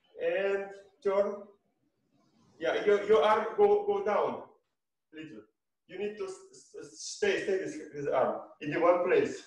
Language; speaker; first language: English; non-native, learner; Russian